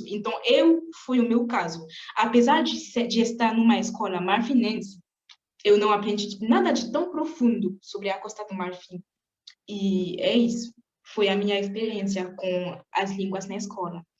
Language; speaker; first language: Portuguese; non-native, fluent; French